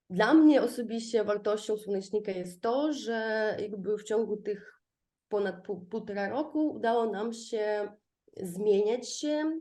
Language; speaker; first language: Polish; non-native, fluent; Ukrainian